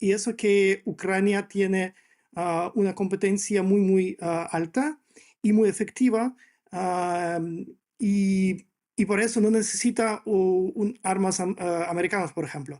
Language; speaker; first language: Spanish; non-native, fluent; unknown